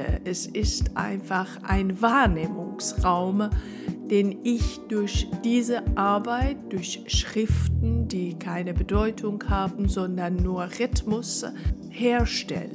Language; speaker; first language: German; non-native, fluent; Persian